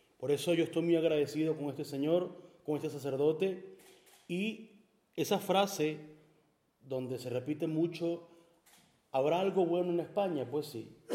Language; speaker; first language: Spanish; native; Spanish